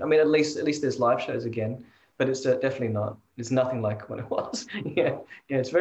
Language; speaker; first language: English; native; English